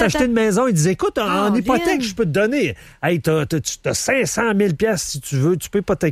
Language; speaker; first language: French; native; French